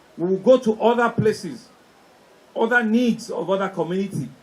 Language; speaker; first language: English; non-native, local second language; Yoruba